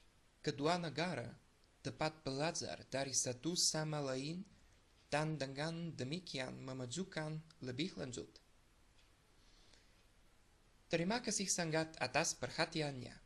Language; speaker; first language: Indonesian; non-native, learner; Bulgarian